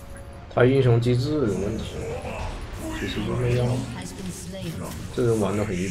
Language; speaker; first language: Chinese; native; Chinese